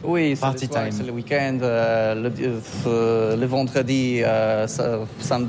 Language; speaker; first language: French; non-native, learner; Polish